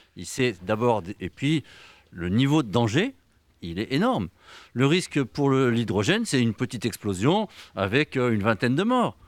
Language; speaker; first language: French; native; French